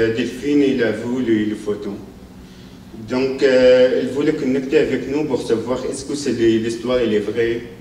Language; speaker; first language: French; non-native, learner; Arabic